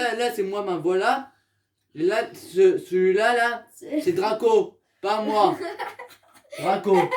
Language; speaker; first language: French; native; French